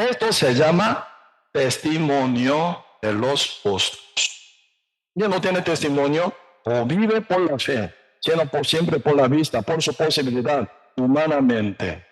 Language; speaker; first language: Spanish; non-native, learner; Korean